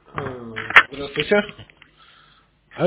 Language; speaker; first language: Russian; native; Russian